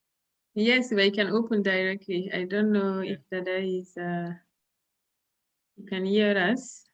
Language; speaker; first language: English; non-native, fluent; French